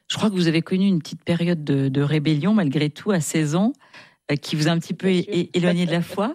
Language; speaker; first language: French; native; French